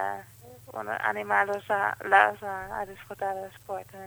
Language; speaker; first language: Catalan; non-native, fluent; Dutch